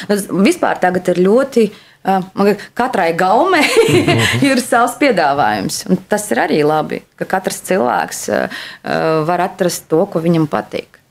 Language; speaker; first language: Latvian; non-native, local second language; Russian